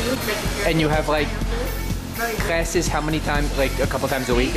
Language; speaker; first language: English; native; English